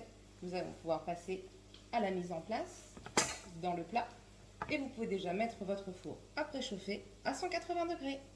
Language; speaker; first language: French; native; French